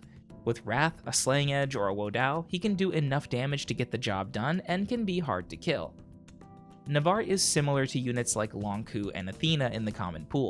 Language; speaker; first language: English; native; English